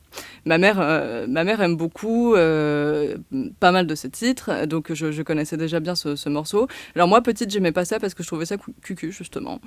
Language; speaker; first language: French; native; French